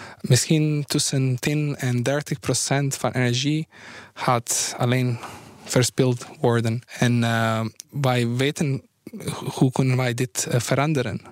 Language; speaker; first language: Dutch; non-native, fluent; Bosnian